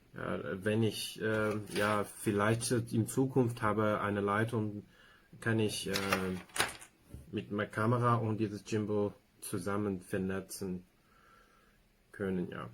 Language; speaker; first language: German; non-native, learner; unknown